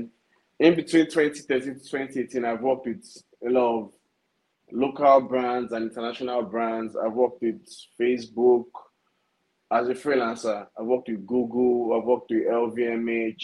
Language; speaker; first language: English; non-native, local second language; Yoruba